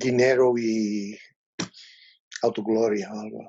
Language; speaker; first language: Spanish; non-native, learner; English